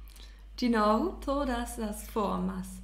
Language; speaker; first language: Portuguese; non-native, fluent; German